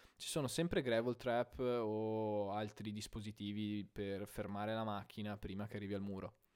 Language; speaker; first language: Italian; native; Italian